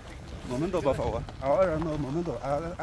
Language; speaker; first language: Spanish; non-native, learner; Chinese